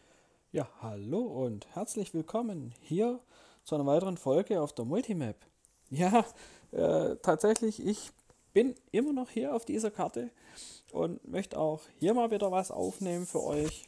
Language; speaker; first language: German; native; German